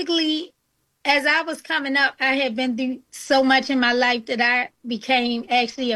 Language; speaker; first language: English; native; English